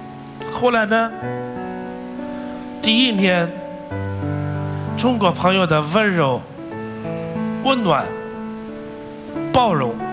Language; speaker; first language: Chinese; non-native, fluent; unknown